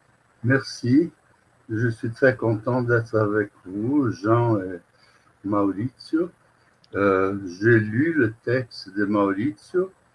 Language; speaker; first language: French; non-native, fluent; Portuguese